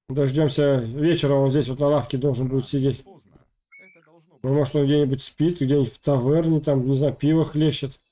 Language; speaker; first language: Russian; native; Russian